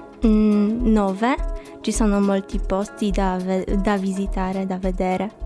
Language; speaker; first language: Italian; non-native, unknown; Polish